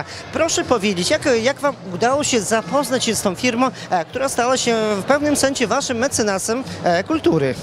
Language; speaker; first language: Polish; native; Polish